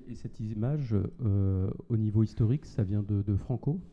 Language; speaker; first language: French; native; French